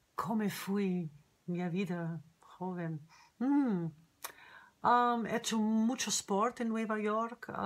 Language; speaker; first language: Spanish; non-native, learner; English